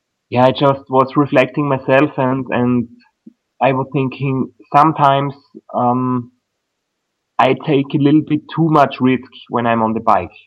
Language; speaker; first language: English; non-native, fluent; German